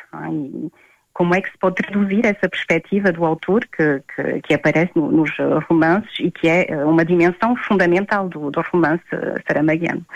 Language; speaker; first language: Portuguese; native; Portuguese